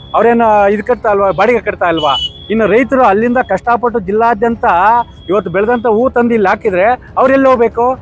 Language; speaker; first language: Kannada; native; Kannada